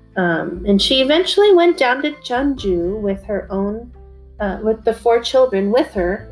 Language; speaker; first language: English; early bilingual, other home language; Korean